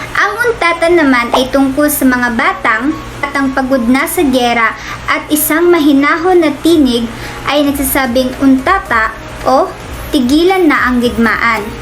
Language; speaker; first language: Filipino; non-native, local second language; Cebuano